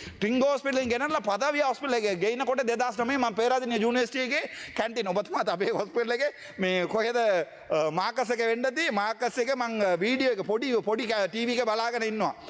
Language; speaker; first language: Sinhala; non-native, local second language; Tamil